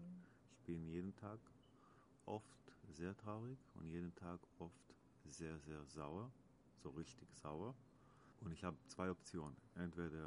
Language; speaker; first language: German; non-native, learner; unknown